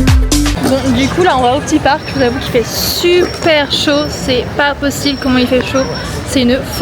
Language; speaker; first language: French; native; French